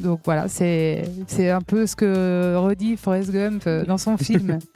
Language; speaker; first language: French; native; French